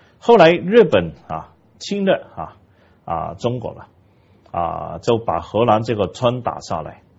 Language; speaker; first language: Chinese; non-native, local second language; Cantonese